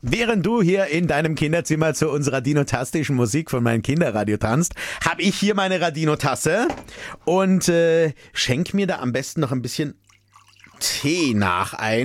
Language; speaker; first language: German; native; German